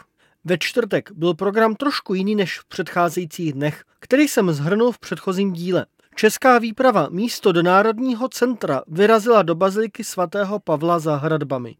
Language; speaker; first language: Czech; native; Czech